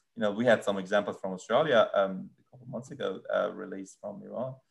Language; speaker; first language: English; non-native, fluent; Persian